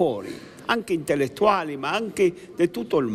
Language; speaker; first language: Italian; non-native, fluent; Portuguese